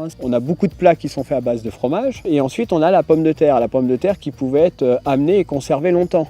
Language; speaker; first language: French; native; French